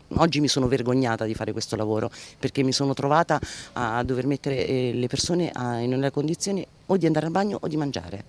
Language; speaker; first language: Italian; native; Italian